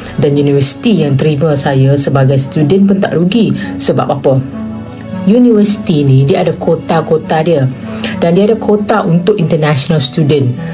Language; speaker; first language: Malay; non-native, fluent; Thai